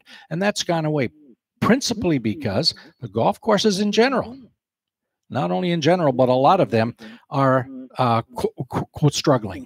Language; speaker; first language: English; native; English